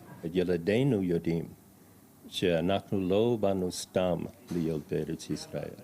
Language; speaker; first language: Hebrew; non-native, fluent; English